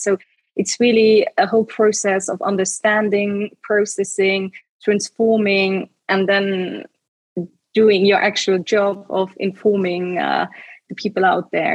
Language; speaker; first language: English; non-native, fluent; Luxembourgish